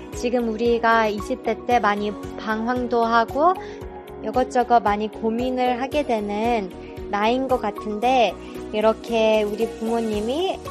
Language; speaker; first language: Korean; early bilingual, heritage; Korean